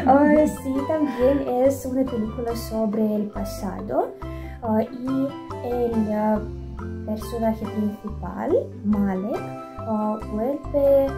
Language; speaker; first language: Spanish; non-native, fluent; Russian